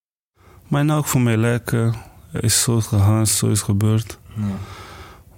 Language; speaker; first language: Dutch; non-native, learner; Portuguese